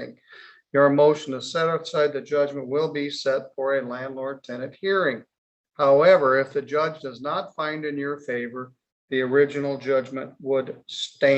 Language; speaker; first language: English; native; English